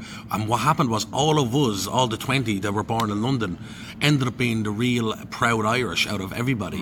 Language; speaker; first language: English; native; English